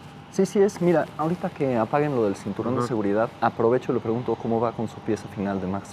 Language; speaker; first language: Spanish; native; Spanish